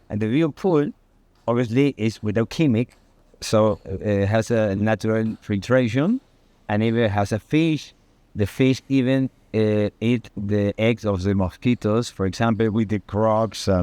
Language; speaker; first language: English; non-native, learner; Spanish